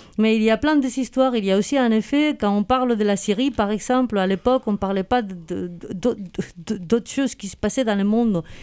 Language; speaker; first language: French; non-native, fluent; Spanish